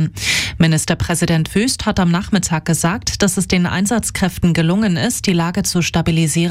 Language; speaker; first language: German; native; German